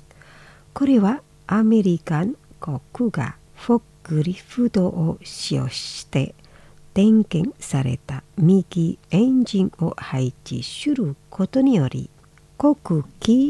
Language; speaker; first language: Japanese; non-native, fluent; Indonesian